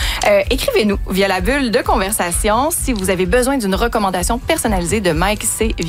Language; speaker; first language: French; native; French